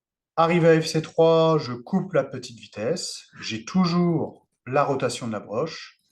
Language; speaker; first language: French; native; French